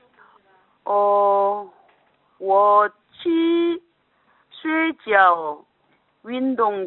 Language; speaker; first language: Chinese; non-native, learner; Korean